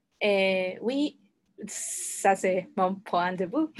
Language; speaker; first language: French; non-native, learner; Spanish